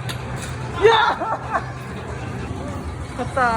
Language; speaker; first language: Japanese; non-native, fluent; Korean